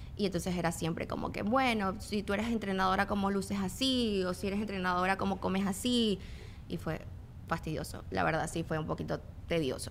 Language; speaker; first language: Spanish; native; Spanish